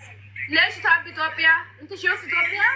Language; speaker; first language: Arabic; non-native, learner; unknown